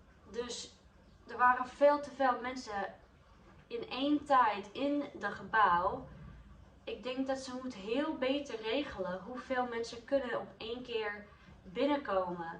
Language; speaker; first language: Dutch; non-native, learner; English